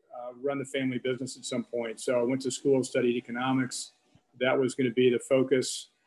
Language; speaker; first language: English; native; English